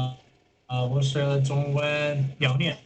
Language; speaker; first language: Chinese; non-native, learner; English